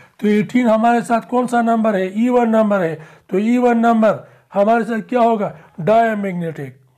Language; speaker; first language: Urdu; non-native, local second language; Pashto